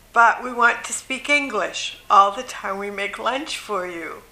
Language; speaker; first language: English; native; English